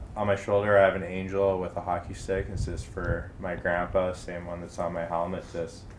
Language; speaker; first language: English; native; English